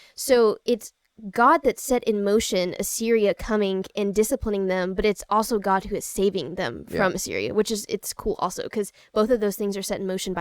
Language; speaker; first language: English; native; English